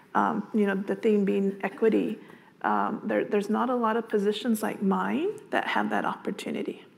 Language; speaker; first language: English; native; English